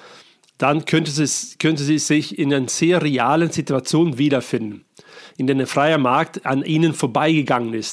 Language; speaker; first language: German; non-native, fluent; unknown